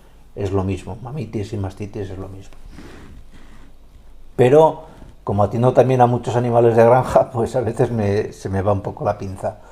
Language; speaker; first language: Spanish; native; Spanish